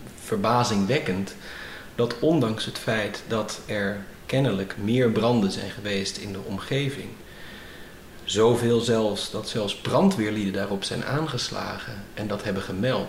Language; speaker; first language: Dutch; native; Dutch